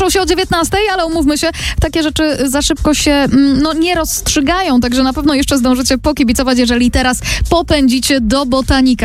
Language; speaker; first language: Polish; native; Polish